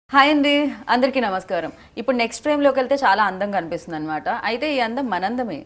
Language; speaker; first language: Telugu; native; Telugu